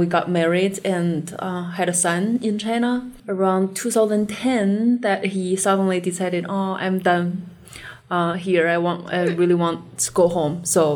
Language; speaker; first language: English; non-native, fluent; Chinese